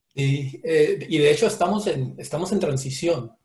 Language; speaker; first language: Spanish; native; Spanish